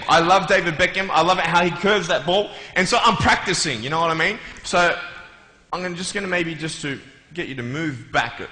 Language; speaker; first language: English; native; English